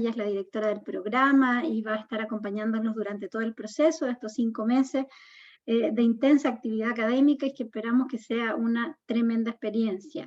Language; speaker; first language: Spanish; native; Spanish